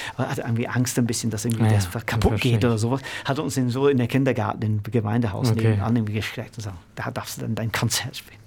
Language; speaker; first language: German; non-native, fluent; English